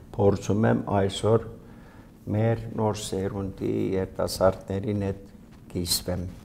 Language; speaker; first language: Armenian; early bilingual, heritage; Armenian